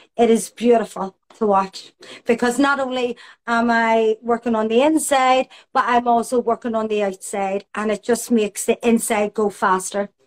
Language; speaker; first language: English; native; English